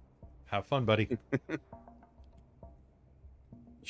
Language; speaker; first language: English; native; English